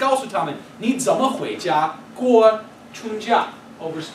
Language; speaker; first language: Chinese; non-native, fluent; English